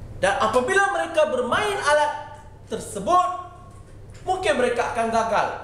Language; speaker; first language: Malay; non-native, local second language; Tamil